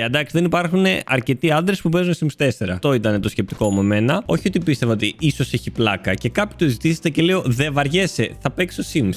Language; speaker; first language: Greek; native; Greek